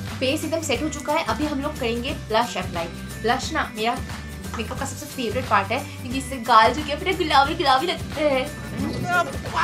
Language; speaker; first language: Hindi; non-native, local second language; Bangla